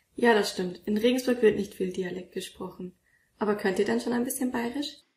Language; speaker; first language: German; native; German